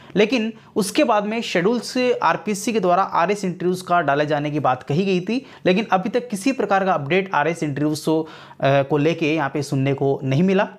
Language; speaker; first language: Hindi; native; Hindi